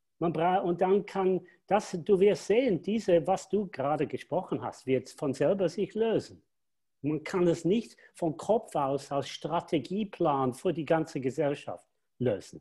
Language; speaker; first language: German; non-native, fluent; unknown